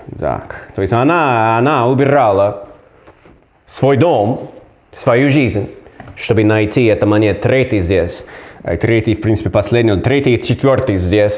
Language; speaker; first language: Russian; non-native, learner; English